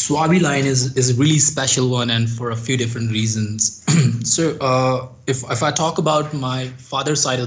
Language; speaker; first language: English; non-native, local second language; Hindi